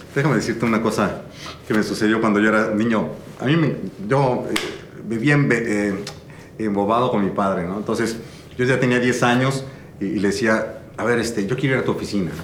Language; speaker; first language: Spanish; native; Spanish